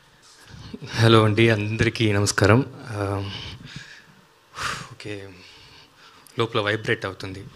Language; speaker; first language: Telugu; non-native, learner; Tamil